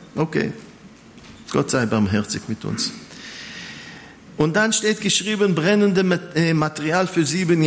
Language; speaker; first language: German; non-native, fluent; Hebrew